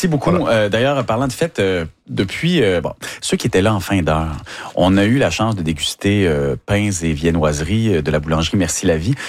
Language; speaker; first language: French; native; French